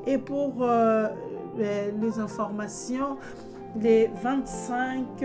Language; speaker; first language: French; non-native, local second language; Lingala